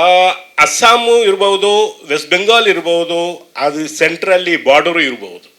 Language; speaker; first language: Kannada; non-native, learner; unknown